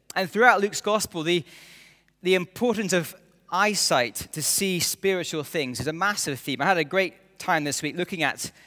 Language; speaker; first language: English; native; English